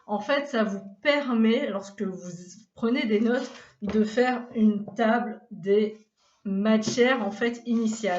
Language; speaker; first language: French; native; French